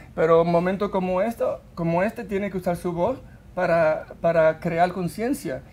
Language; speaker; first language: Spanish; early bilingual, heritage; Spanish